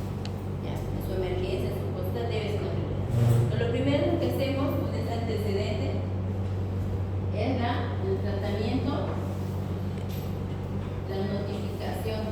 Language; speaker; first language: Spanish; native; Spanish